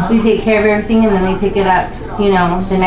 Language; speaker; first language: English; native; English